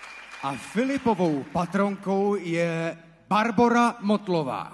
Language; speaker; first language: Czech; native; Czech